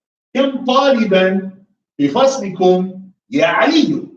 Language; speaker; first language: Arabic; non-native, fluent; English